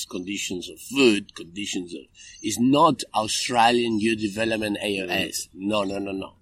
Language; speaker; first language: English; non-native, fluent; Spanish